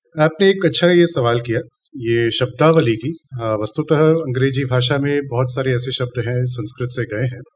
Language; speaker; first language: Hindi; non-native, local second language; Tamil